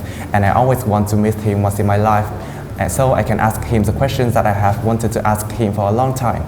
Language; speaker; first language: English; non-native, fluent; Vietnamese